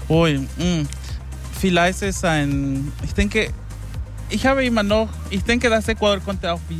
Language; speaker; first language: German; non-native, fluent; Spanish